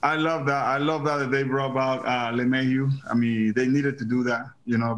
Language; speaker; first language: English; non-native, fluent; Spanish